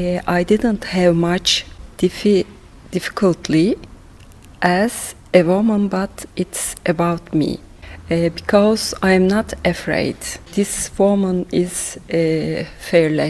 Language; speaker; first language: English; non-native, learner; Turkish